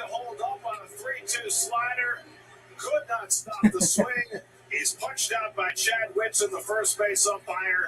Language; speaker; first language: English; native; English